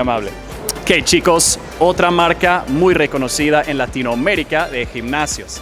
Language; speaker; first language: Spanish; non-native, fluent; English